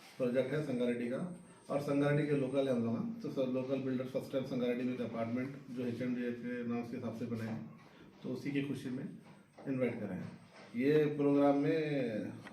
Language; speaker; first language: Hindi; non-native, local second language; Urdu